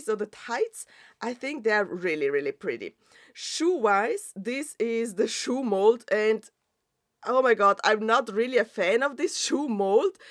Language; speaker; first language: English; non-native, fluent; German